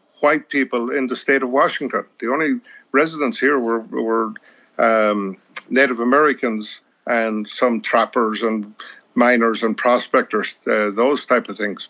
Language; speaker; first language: English; native; English